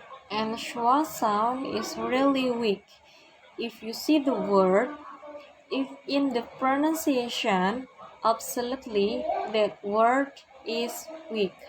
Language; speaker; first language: English; non-native, learner; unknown